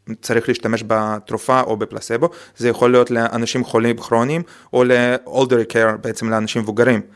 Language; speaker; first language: Hebrew; non-native, fluent; Russian